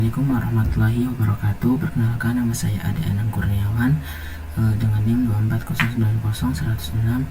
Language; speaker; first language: Indonesian; native; Indonesian